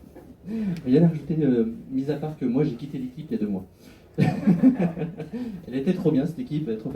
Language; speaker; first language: French; native; French